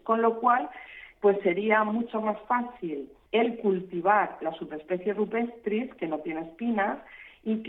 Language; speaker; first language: Spanish; native; Spanish